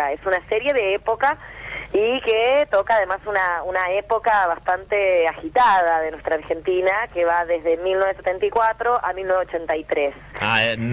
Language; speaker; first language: Spanish; native; Spanish